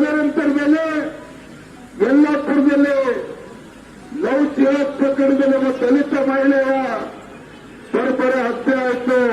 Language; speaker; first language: Kannada; native; Kannada